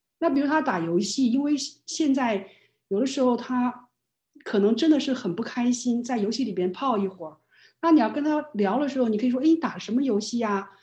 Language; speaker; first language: Chinese; native; Chinese